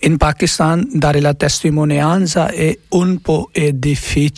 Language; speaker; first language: Italian; non-native, learner; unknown